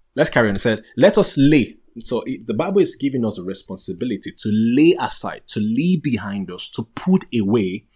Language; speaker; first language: English; non-native, local second language; Yoruba